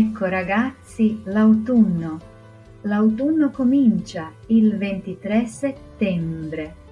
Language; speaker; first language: Italian; non-native, fluent; Croatian